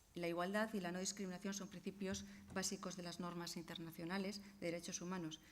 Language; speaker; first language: Spanish; non-native, local second language; Basque